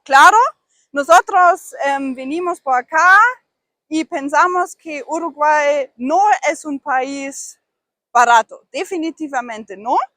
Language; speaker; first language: Spanish; non-native, fluent; German